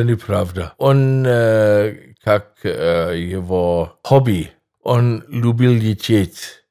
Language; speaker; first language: Russian; non-native, fluent; German